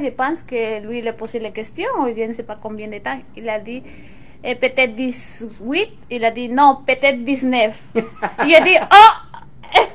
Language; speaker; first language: French; non-native, local second language; Spanish